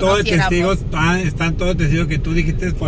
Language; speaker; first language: Spanish; native; Spanish